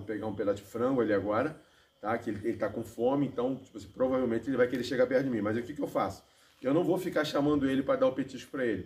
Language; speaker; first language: Portuguese; native; Portuguese